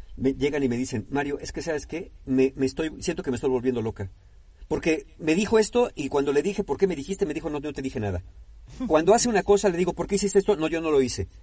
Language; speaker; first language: Spanish; native; Spanish